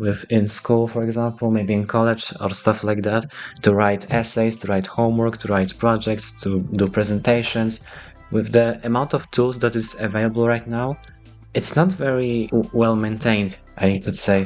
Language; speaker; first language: English; non-native, fluent; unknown